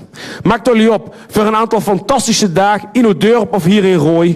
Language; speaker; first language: Dutch; native; Dutch